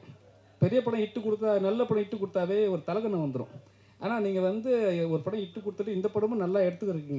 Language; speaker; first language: Tamil; native; Tamil